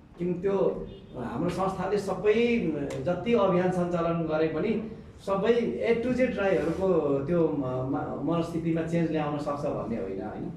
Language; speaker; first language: Nepali; non-native, local second language; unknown